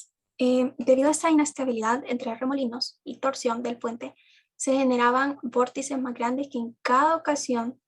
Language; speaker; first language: Spanish; native; Spanish